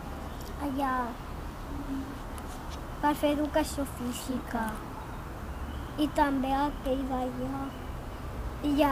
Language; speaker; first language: Catalan; early bilingual, other home language; Spanish